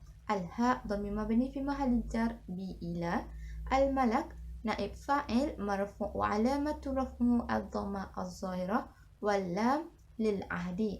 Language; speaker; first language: Arabic; non-native, learner; Malay